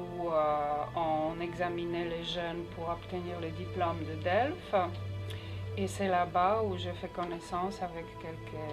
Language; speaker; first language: French; non-native, fluent; Polish